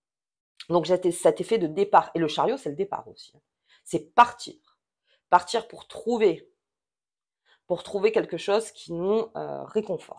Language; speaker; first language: French; native; French